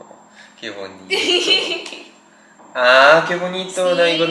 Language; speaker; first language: Spanish; non-native, learner; Japanese